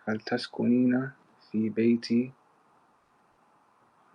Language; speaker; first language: Arabic; non-native, learner; English